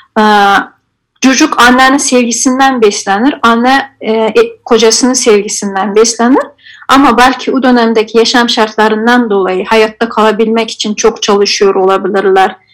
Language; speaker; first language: Turkish; non-native, fluent; Azerbaijani